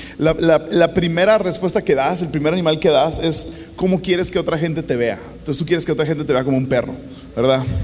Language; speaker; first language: Spanish; native; Spanish